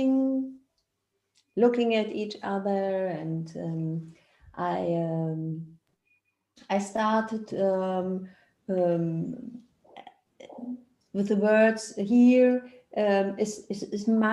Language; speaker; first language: English; non-native, learner; German